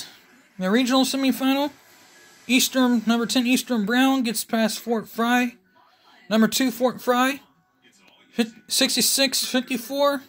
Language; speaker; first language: English; native; English